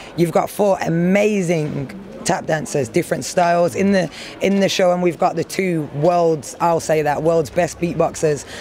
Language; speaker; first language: English; native; English